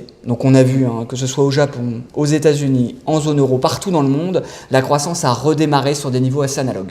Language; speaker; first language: French; native; French